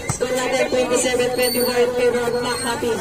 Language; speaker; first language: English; non-native, local second language; Filipino